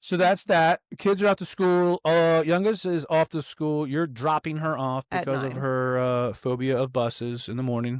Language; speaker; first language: English; native; English